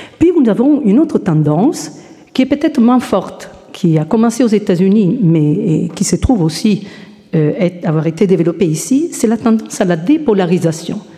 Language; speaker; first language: French; non-native, fluent; Italian